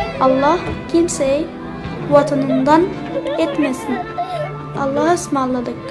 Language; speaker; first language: Turkish; early bilingual, other home language; Arabic